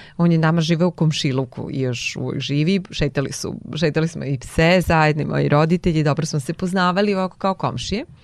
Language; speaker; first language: Serbian; non-native, local second language; Hungarian